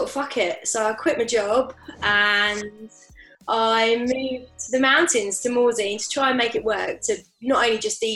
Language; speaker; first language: English; native; English